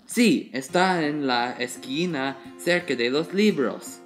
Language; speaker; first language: Spanish; non-native, learner; English